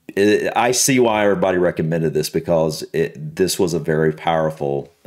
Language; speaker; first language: English; native; English